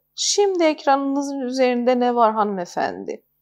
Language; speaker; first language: Turkish; non-native, fluent; Persian